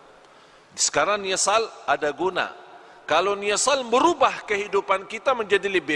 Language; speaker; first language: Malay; non-native, fluent; Arabic